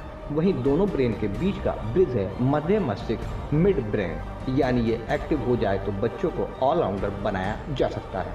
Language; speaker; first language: Hindi; native; Hindi